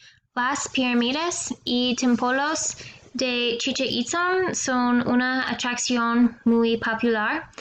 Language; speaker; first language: Spanish; non-native, learner; English